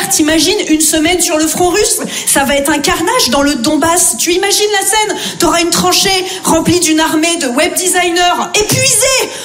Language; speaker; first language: French; native; French